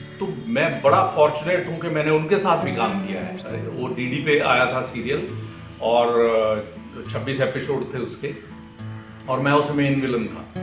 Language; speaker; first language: Hindi; native; Hindi